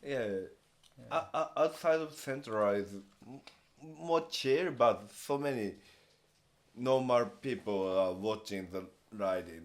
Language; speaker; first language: English; non-native, learner; Japanese